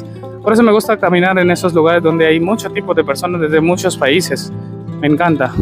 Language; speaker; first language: Spanish; non-native, learner; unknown